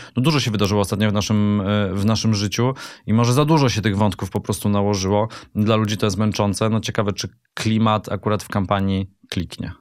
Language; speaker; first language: Polish; native; Polish